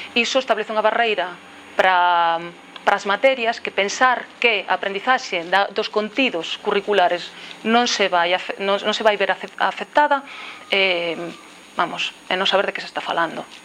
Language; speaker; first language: Galician; non-native, local second language; Spanish